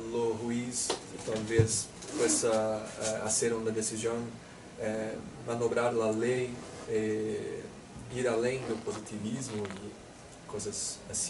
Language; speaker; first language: Spanish; non-native, learner; Portuguese